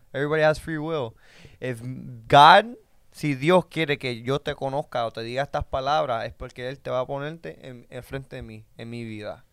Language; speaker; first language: Spanish; early bilingual, heritage; Spanish